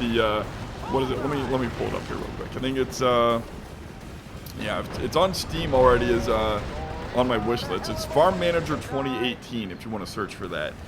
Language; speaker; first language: English; native; English